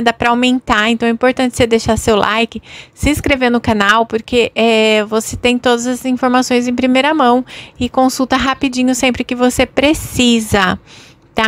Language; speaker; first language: Portuguese; native; Portuguese